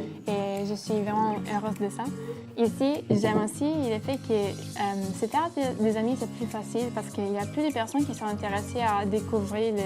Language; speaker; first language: French; non-native, fluent; Italian